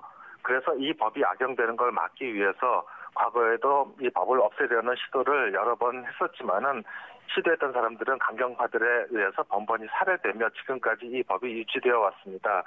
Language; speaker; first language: Korean; native; Korean